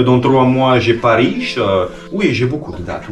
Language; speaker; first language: French; non-native, fluent; Romanian